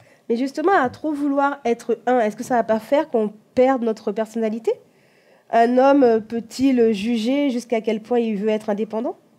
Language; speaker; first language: French; native; French